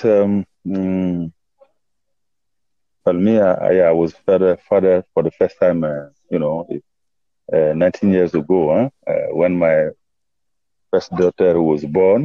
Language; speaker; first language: English; non-native, fluent; Bambara